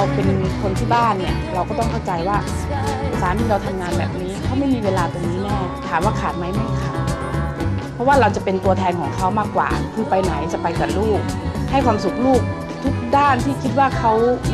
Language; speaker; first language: Thai; native; Thai